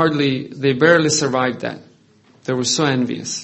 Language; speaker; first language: English; non-native, fluent; Croatian